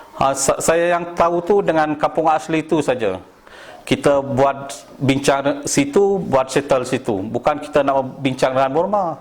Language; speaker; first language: Malay; non-native, local second language; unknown